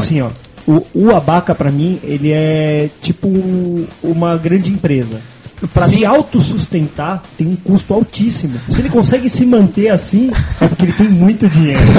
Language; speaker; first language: Portuguese; native; Portuguese